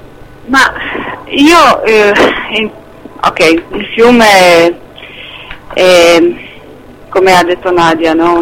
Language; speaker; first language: Italian; non-native, fluent; Slovenian